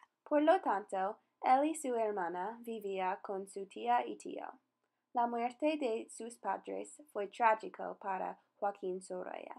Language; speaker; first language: Spanish; non-native, learner; English